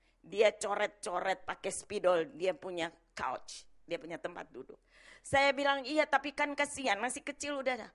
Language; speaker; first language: Indonesian; native; Indonesian